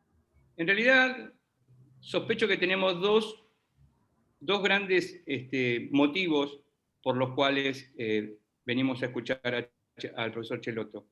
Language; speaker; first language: Spanish; native; Spanish